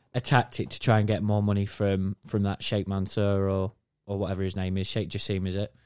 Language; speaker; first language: English; native; English